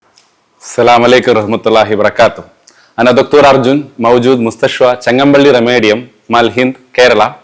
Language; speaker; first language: Arabic; non-native, learner; Malayalam